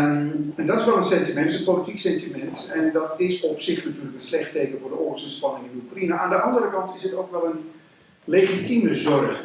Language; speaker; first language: Dutch; native; Dutch